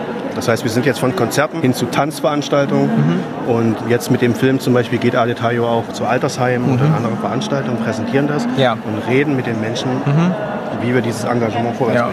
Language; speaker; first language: German; native; German